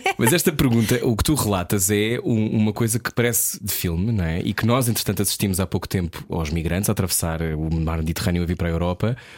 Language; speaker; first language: Portuguese; native; Portuguese